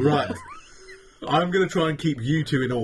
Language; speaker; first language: English; native; English